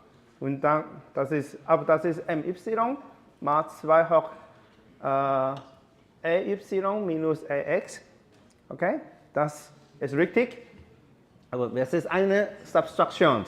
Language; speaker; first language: German; non-native, learner; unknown